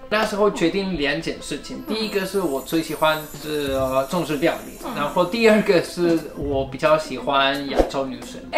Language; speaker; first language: Chinese; non-native, fluent; Spanish